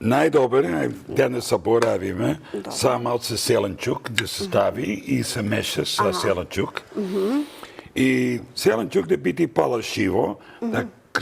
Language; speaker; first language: Macedonian; non-native, fluent; Dutch